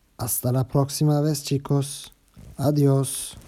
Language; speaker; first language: Spanish; non-native, learner; Turkish